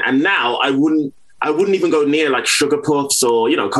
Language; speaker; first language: English; native; English